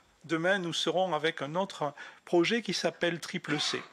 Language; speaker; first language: French; native; French